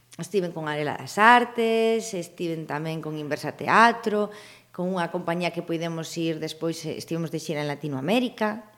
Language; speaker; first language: Galician; native; Galician